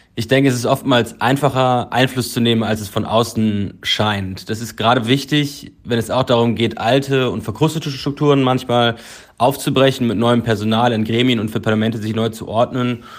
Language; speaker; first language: German; native; German